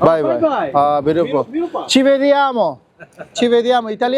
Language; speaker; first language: Italian; non-native, learner; Bangla